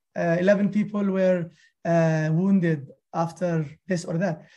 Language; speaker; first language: English; non-native, fluent; Arabic